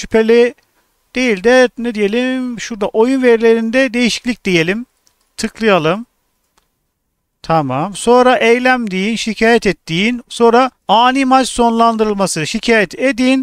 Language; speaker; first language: Turkish; native; Turkish